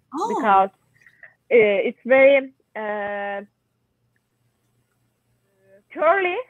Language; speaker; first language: English; non-native, learner; Turkish